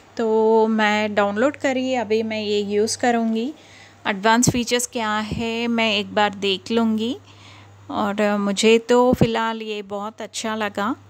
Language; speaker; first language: Hindi; non-native, local second language; Telugu